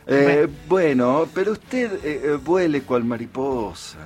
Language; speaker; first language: Spanish; native; Spanish